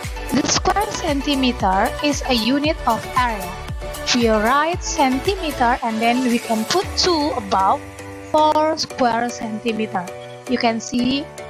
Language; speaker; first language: English; non-native, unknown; Indonesian